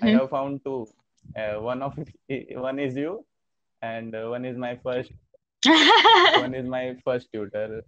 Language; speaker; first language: English; non-native, learner; Hindi